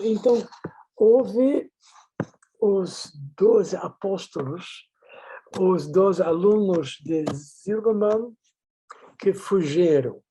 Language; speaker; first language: Portuguese; non-native, fluent; Dutch